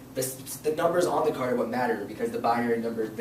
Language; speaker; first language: English; native; English